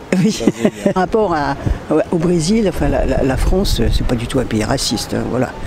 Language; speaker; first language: French; native; French